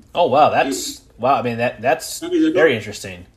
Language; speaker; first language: English; early bilingual, other home language; Italian